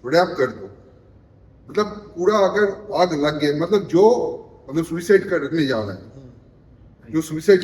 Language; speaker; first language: Hindi; non-native, local second language; Bangla